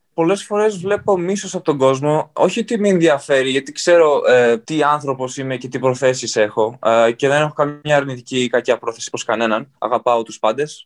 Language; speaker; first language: Greek; native; Greek